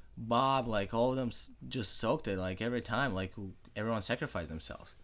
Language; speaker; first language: English; non-native, fluent; Russian